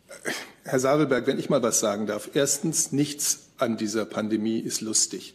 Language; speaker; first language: German; native; German